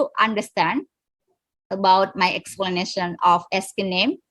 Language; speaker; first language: English; non-native, fluent; Indonesian